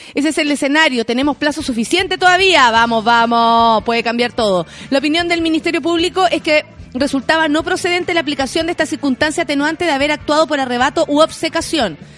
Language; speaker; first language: Spanish; native; Spanish